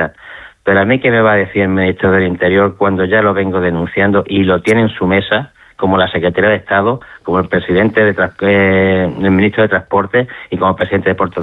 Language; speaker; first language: Spanish; native; Spanish